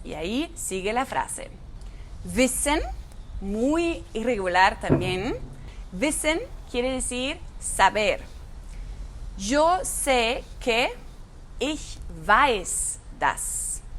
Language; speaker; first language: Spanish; non-native, fluent; German